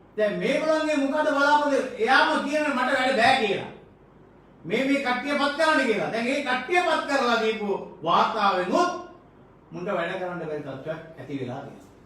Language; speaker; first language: Sinhala; non-native, local second language; Tamil